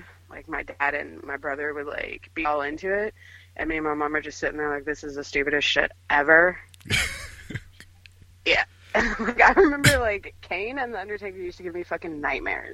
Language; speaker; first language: English; native; English